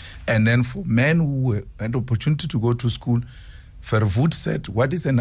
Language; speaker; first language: English; non-native, local second language; Northern Sotho